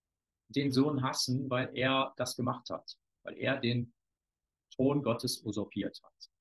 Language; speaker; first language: German; native; German